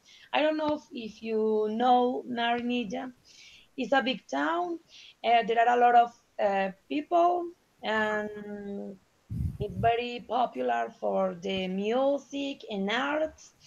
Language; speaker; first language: English; non-native, learner; Spanish